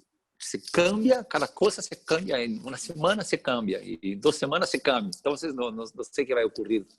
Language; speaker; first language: Spanish; non-native, fluent; Portuguese